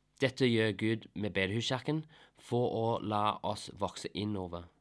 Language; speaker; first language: Norwegian; non-native, fluent; English